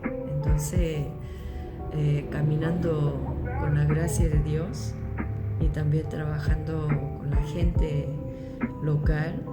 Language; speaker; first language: Spanish; non-native, local second language; Korean